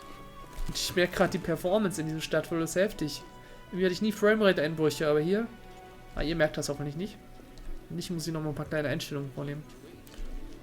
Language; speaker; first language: German; native; German